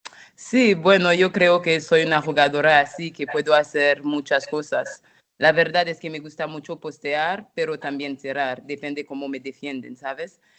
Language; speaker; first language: Spanish; non-native, fluent; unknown